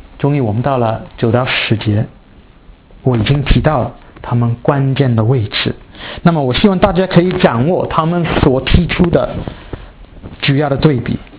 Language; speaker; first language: Chinese; non-native, fluent; English